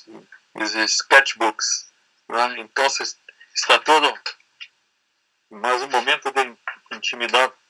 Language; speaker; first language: Spanish; non-native, learner; Portuguese